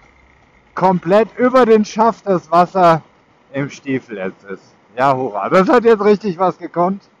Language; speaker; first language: German; native; German